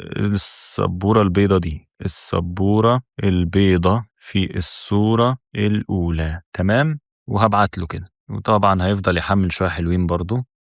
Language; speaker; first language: Arabic; native; Arabic